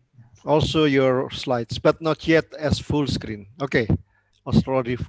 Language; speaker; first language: English; non-native, learner; Indonesian